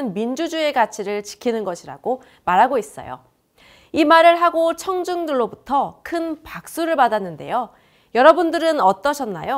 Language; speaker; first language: Korean; native; Korean